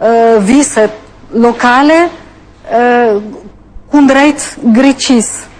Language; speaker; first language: Albanian; non-native, fluent; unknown